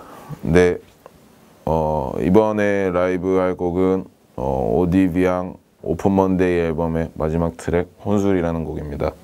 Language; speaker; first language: Korean; native; Korean